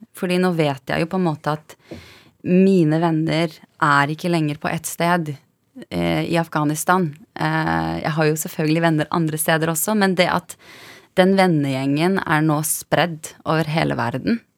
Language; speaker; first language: Norwegian; early bilingual, other home language; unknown